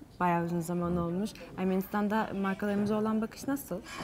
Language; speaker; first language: Turkish; native; Turkish